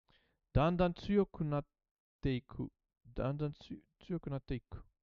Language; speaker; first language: Japanese; non-native, learner; English